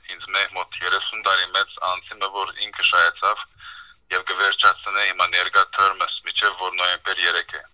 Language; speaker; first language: Armenian; early bilingual, heritage; Armenian